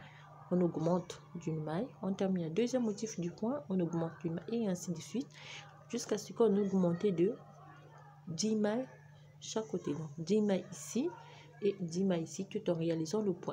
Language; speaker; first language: French; native; French